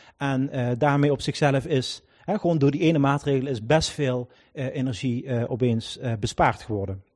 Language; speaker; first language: Dutch; native; Dutch